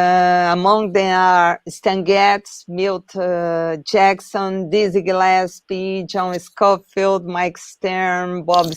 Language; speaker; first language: English; non-native, learner; Portuguese